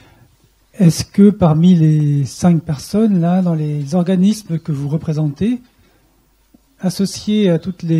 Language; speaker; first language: French; native; French